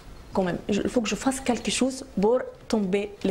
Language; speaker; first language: French; non-native, learner; Arabic